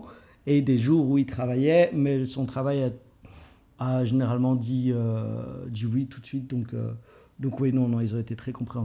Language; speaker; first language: French; native; French